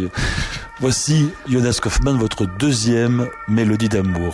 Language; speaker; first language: French; native; French